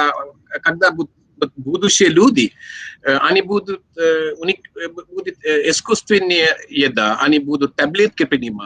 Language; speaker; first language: Russian; non-native, learner; Sinhala